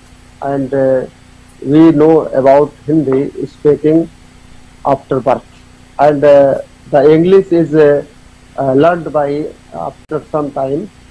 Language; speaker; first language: English; non-native, learner; Hindi